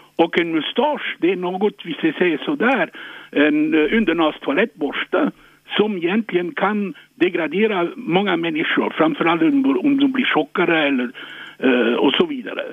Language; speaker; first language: Swedish; non-native, fluent; French